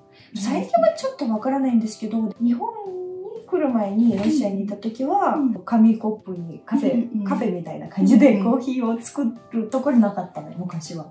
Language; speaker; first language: Japanese; non-native, fluent; Russian